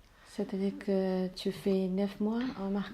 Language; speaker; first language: French; non-native, learner; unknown